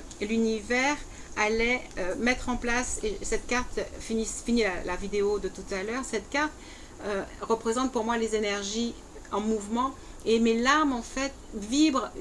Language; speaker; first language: French; native; French